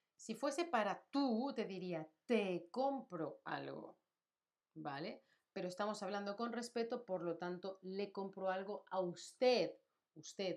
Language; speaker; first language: Spanish; native; Spanish